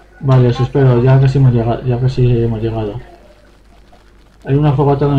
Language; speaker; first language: Spanish; native; Spanish